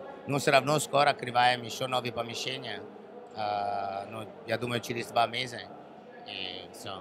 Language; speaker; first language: Russian; non-native, learner; Italian